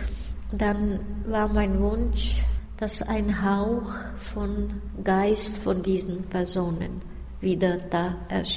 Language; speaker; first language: German; non-native, fluent; Czech